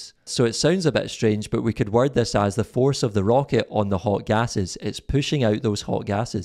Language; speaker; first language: English; native; English